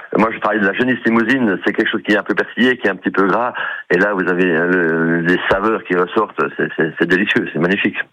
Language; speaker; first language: French; native; French